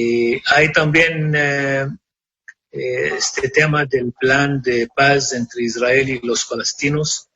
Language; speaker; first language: Spanish; non-native, fluent; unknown